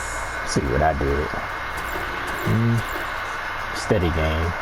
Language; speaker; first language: English; native; English